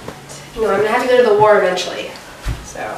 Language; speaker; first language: English; native; English